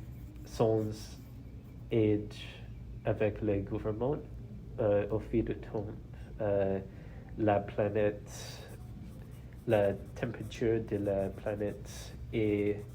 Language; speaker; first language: French; non-native, learner; English